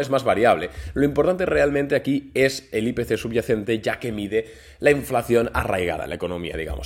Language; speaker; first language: Spanish; native; Spanish